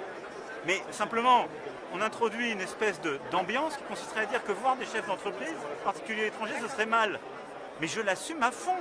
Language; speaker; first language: French; native; French